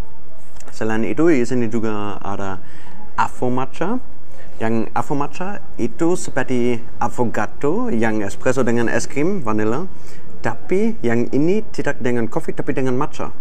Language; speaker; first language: Indonesian; non-native, fluent; German